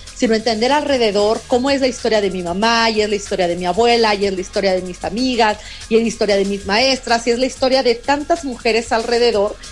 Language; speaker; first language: Spanish; native; Spanish